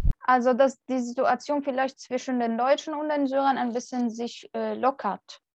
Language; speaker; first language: German; non-native, fluent; Arabic